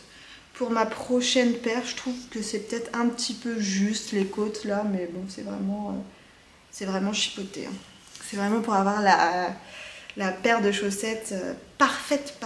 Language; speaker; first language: French; native; French